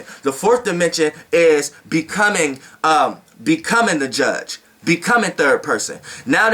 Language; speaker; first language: English; native; English